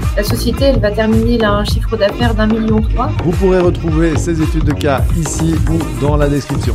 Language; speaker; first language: French; native; French